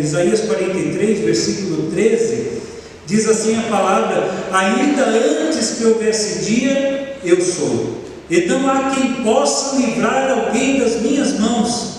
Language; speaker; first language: Portuguese; native; Portuguese